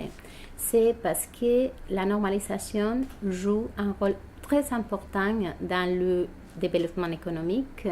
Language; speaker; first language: French; non-native, fluent; Spanish